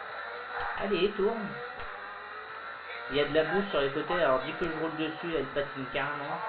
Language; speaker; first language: French; native; French